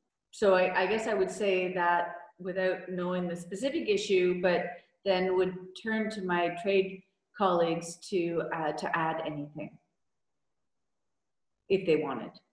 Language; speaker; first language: English; native; English